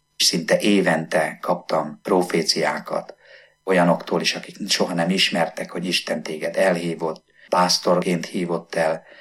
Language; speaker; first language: Hungarian; native; Hungarian